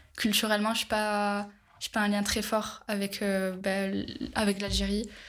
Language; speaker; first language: French; early bilingual, other home language; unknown